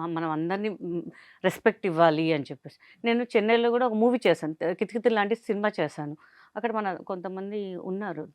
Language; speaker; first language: Telugu; non-native, local second language; Hindi